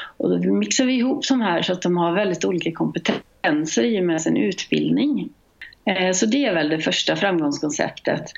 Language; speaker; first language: Swedish; native; Swedish